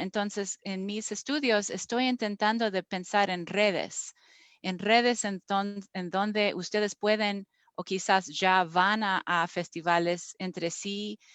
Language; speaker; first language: Spanish; non-native, fluent; English